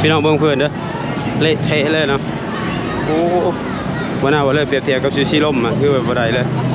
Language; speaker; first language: Thai; native; Thai